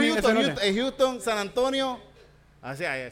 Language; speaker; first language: Spanish; native; Spanish